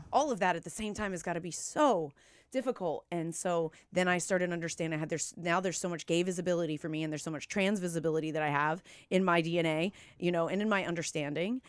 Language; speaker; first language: English; native; English